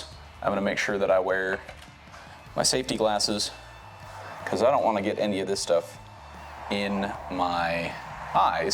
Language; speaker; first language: English; native; English